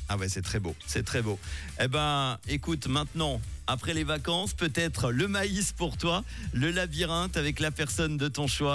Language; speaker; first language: French; native; French